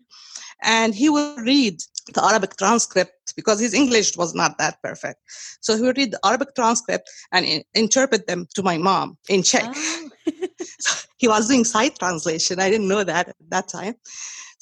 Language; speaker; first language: English; non-native, fluent; Arabic